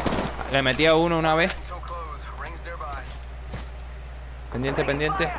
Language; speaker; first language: Spanish; early bilingual, heritage; Spanish